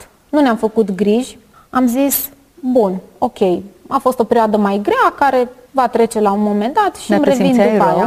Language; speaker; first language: Romanian; native; Romanian